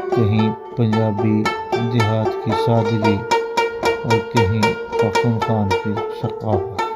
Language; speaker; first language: Urdu; native; Urdu